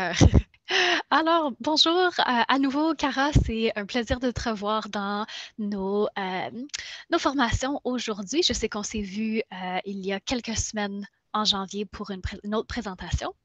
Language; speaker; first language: French; native; French